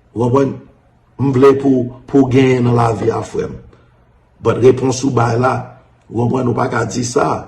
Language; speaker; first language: Haitian Creole; early bilingual, heritage; Haitian Creole